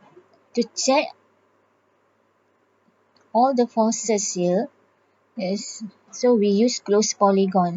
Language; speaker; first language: English; non-native, local second language; Malay